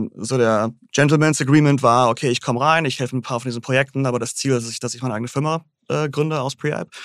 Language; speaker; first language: German; native; German